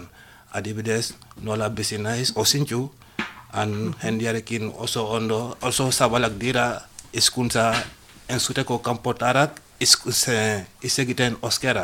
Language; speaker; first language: Basque; non-native, learner; Wolof